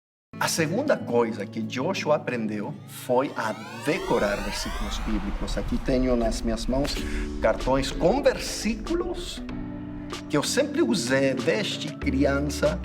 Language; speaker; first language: Portuguese; non-native, fluent; English